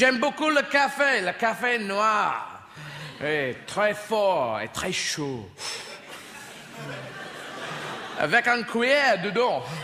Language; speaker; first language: French; non-native, learner; English